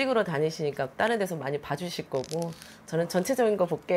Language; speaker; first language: Korean; native; Korean